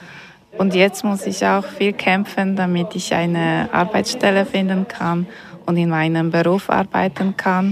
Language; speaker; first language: German; non-native, fluent; Polish